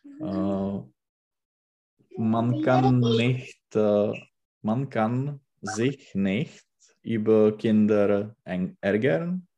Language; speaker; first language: German; non-native, learner; Czech